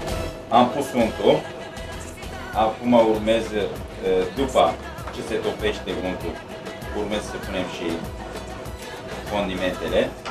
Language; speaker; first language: Romanian; non-native, learner; Turkish